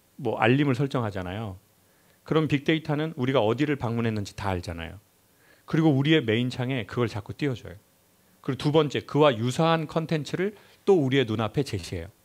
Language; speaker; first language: Korean; native; Korean